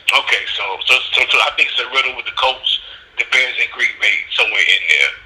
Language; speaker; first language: English; native; English